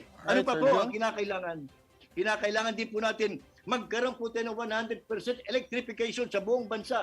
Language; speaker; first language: Filipino; native; Filipino